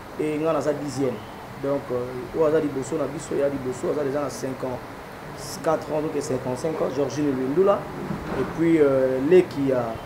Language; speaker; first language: Lingala; native; Lingala